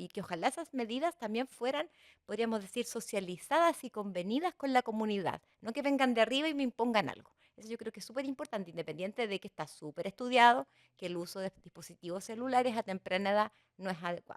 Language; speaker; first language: Spanish; native; Spanish